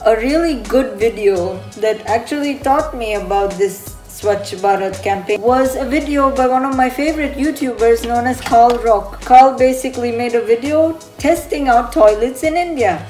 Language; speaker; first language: English; early bilingual, heritage; English